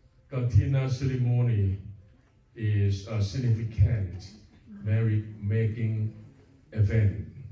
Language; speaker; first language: English; non-native, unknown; Thai